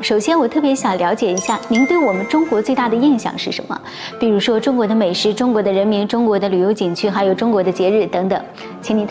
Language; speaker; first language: Chinese; native; Chinese